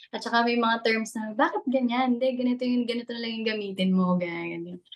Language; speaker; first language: Filipino; native; Filipino